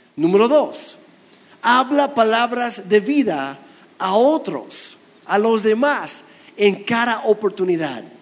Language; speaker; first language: Spanish; non-native, fluent; English